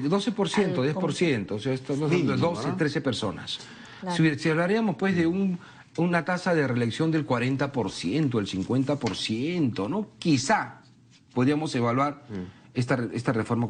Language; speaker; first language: Spanish; native; Spanish